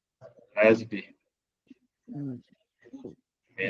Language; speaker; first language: Portuguese; native; Portuguese